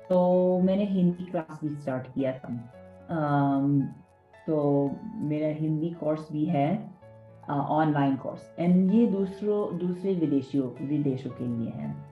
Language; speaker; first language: Hindi; non-native, fluent; English